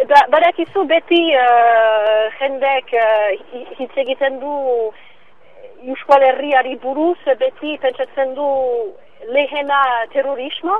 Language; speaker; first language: Basque; non-native, local second language; French